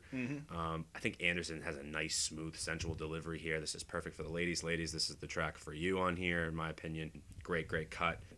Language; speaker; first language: English; native; English